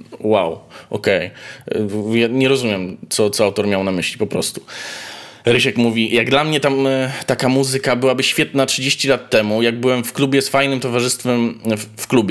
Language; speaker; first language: Polish; native; Polish